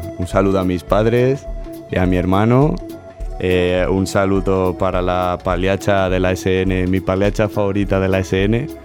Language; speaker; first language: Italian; non-native, learner; Spanish